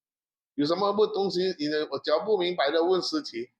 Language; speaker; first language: Chinese; non-native, local second language; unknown